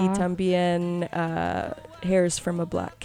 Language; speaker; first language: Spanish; non-native, learner; English